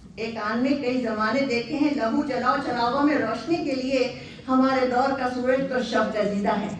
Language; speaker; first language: Urdu; native; Urdu